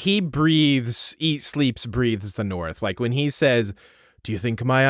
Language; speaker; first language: English; native; English